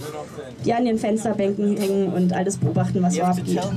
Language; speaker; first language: German; native; German